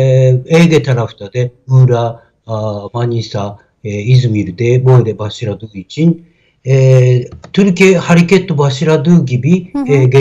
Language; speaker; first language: Turkish; non-native, learner; Japanese